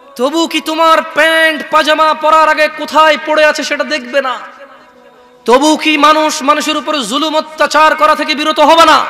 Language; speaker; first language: Bangla; native; Bangla